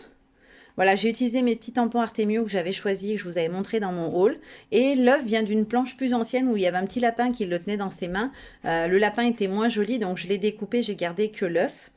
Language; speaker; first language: French; native; French